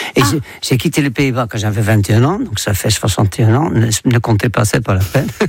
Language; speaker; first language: French; non-native, fluent; Dutch